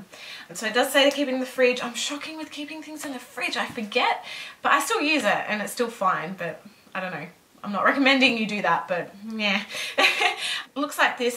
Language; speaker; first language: English; native; English